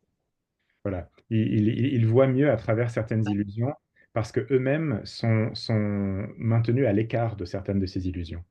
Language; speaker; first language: French; native; French